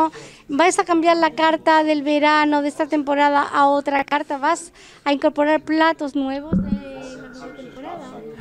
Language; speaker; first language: Spanish; native; Spanish